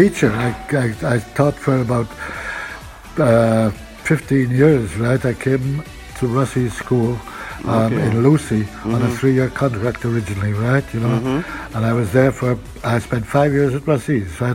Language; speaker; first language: English; native; English